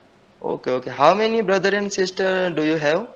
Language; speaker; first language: English; non-native, learner; Hindi